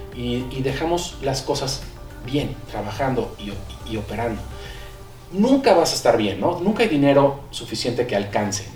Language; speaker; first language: Spanish; native; Spanish